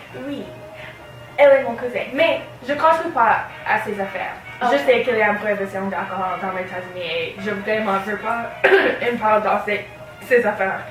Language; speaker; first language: French; non-native, learner; English